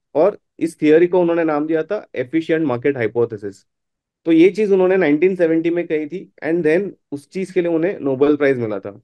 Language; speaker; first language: Hindi; non-native, local second language; Gujarati